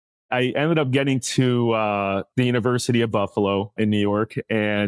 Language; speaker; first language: English; native; English